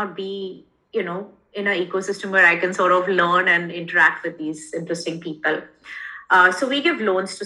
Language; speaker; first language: English; non-native, local second language; Hindi